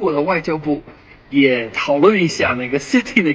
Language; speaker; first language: Chinese; non-native, fluent; English